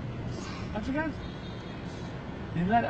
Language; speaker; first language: English; non-native, learner; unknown